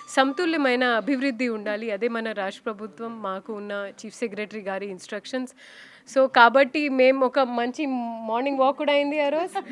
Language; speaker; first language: Telugu; non-native, fluent; Hindi